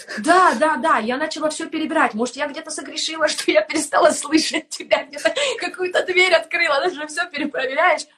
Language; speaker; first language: Russian; native; Russian